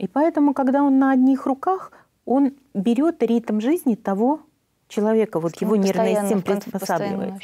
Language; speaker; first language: Russian; native; Russian